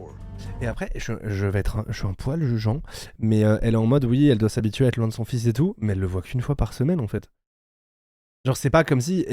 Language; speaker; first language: French; native; French